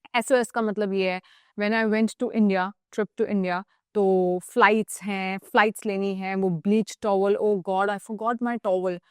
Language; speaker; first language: Hindi; native; Hindi